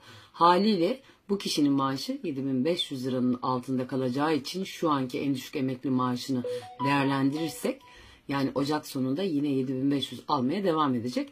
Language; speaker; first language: Turkish; native; Turkish